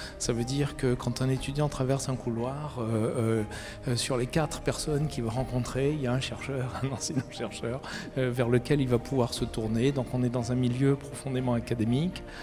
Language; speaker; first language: French; native; French